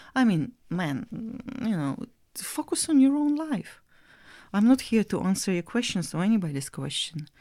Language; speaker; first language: English; non-native, fluent; Russian